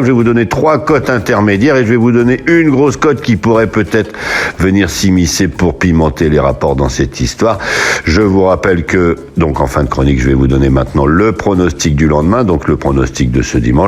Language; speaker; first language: French; native; French